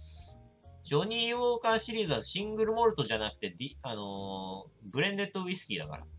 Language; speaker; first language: Japanese; native; Japanese